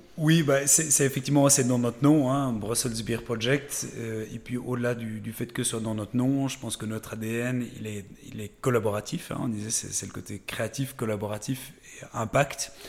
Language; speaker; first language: French; native; French